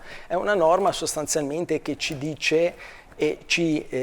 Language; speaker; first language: Italian; native; Italian